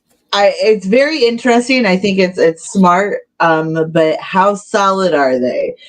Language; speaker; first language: English; native; English